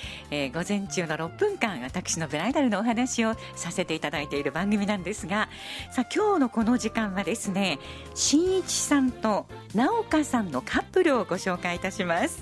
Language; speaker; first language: Japanese; native; Japanese